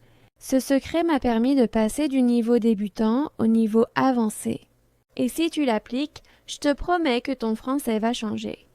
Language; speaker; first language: French; non-native, fluent; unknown